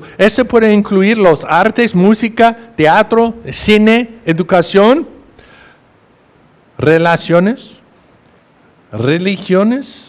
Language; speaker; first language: Spanish; non-native, fluent; English